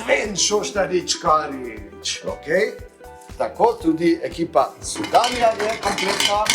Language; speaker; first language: Slovenian; native; Slovenian